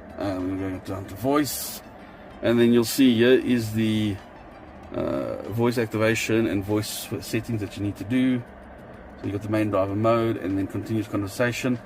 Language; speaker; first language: English; native; English